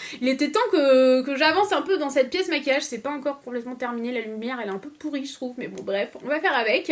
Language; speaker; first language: French; native; French